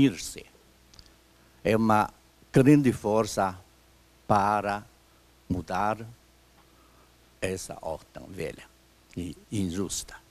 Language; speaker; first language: Portuguese; non-native, fluent; Chinese